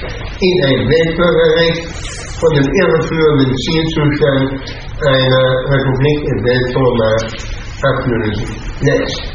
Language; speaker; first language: German; native; German